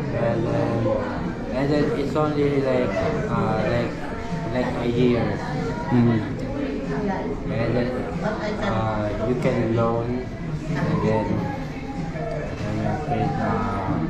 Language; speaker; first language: English; non-native, local second language; Filipino